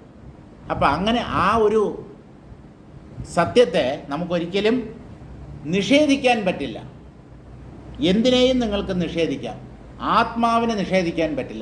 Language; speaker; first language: Malayalam; native; Malayalam